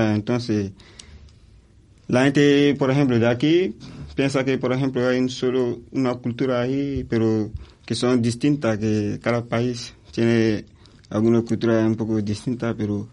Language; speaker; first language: Spanish; non-native, fluent; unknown